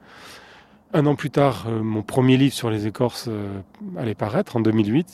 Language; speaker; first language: French; native; French